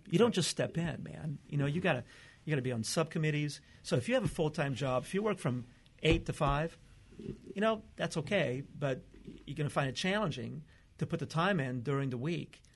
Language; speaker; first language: English; early bilingual, other home language; Portuguese